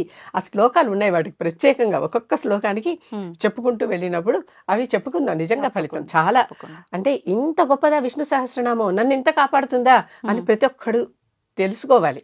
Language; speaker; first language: Telugu; native; Telugu